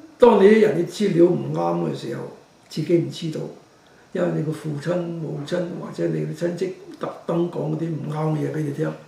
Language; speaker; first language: Cantonese; early bilingual, heritage; Cantonese